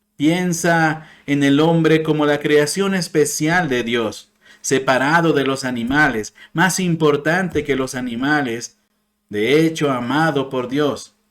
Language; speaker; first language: Spanish; non-native, fluent; English